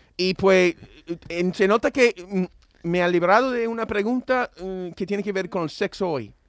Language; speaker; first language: Spanish; non-native, fluent; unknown